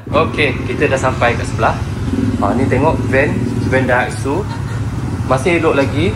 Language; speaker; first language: Malay; native; Malay